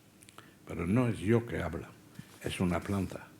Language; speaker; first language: Spanish; non-native, fluent; Dutch